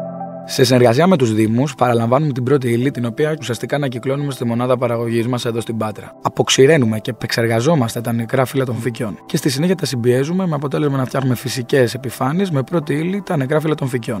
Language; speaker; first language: Greek; native; Greek